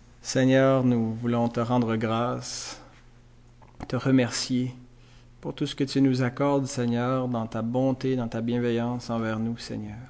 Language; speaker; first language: French; native; French